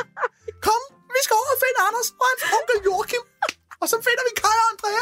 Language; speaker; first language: Danish; native; Danish